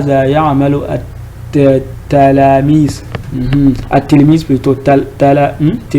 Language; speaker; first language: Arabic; non-native, fluent; French